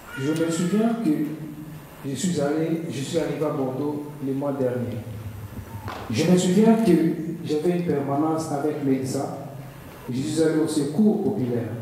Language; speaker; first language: French; non-native, learner; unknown